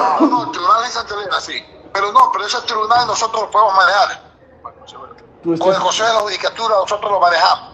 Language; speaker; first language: Spanish; native; Spanish